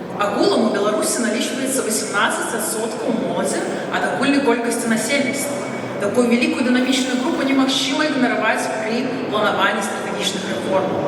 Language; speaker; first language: Belarusian; non-native, local second language; Russian